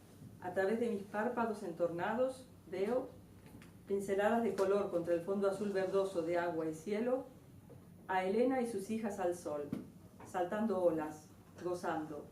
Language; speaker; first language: Spanish; native; Spanish